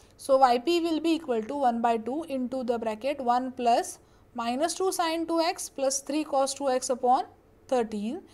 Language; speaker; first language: English; non-native, local second language; Marathi